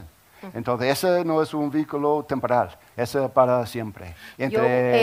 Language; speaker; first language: Spanish; non-native, learner; English